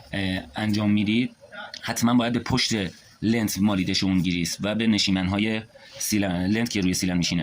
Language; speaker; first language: Persian; native; Persian